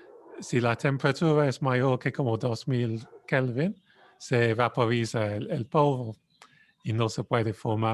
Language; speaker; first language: Spanish; non-native, fluent; English